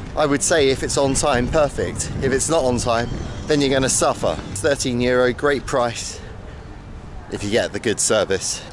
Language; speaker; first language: English; native; English